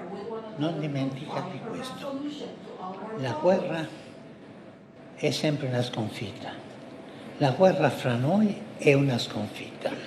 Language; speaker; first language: Italian; non-native, fluent; Spanish